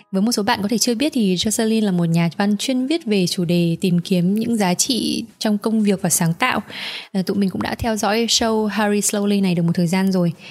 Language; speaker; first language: Vietnamese; native; Vietnamese